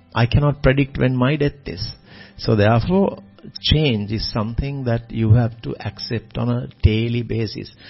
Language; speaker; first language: English; non-native, local second language; Sinhala